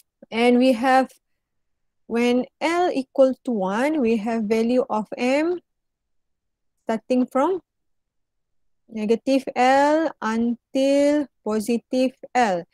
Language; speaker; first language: English; non-native, local second language; Malay